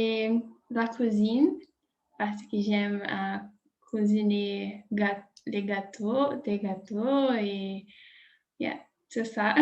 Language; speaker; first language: French; non-native, learner; Portuguese